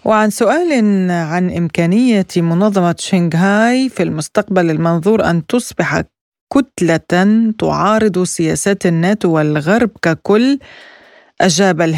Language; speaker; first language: Arabic; native; Arabic